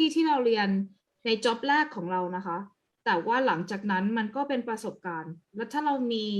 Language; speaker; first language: Thai; early bilingual, other home language; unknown